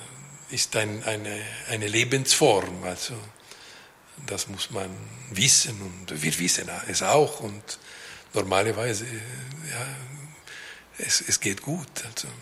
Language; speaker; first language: German; non-native, fluent; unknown